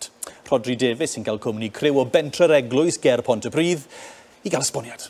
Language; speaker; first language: Welsh; native; Welsh